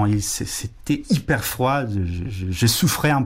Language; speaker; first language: French; non-native, fluent; Spanish